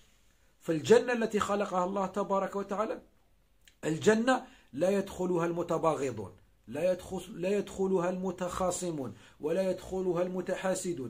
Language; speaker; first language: Arabic; native; Arabic